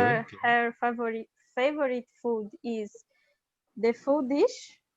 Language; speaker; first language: English; non-native, learner; Portuguese